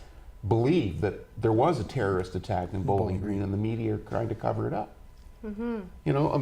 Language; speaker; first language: English; native; English